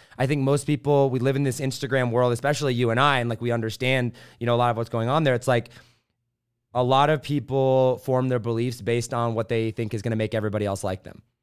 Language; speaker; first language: English; native; English